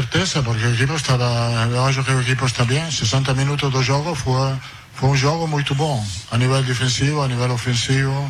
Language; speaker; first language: Portuguese; non-native, fluent; Italian